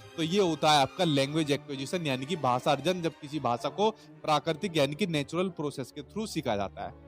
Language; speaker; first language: Hindi; native; Hindi